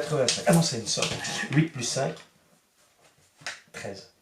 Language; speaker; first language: French; native; French